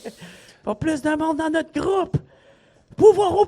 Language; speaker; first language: French; native; French